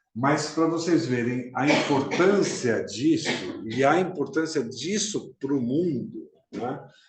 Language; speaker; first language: Portuguese; native; Portuguese